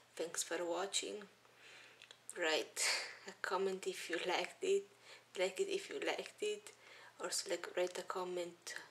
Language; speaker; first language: English; early bilingual, other home language; Italian